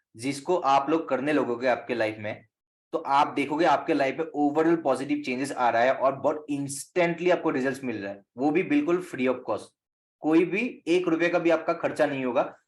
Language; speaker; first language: Hindi; non-native, local second language; Assamese